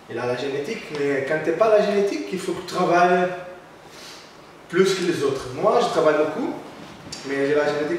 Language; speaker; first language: French; non-native, learner; Portuguese